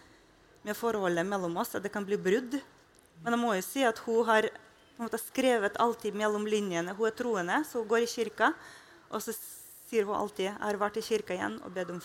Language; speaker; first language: Norwegian; non-native, fluent; Russian